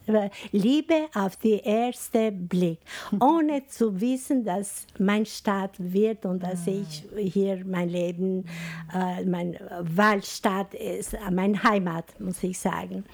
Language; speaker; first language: German; non-native, fluent; Albanian